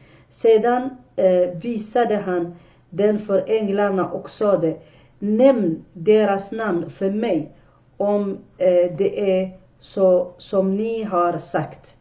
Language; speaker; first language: Swedish; non-native, fluent; Arabic